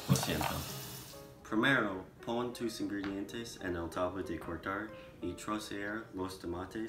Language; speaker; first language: Spanish; non-native, learner; English